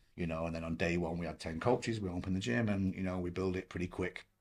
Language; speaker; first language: English; native; English